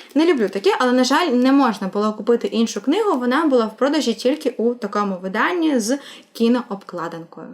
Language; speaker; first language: Ukrainian; non-native, local second language; Russian